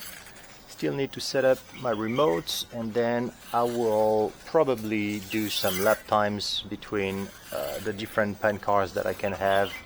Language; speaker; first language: English; non-native, fluent; French